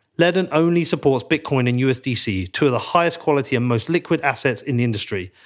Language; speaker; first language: English; native; English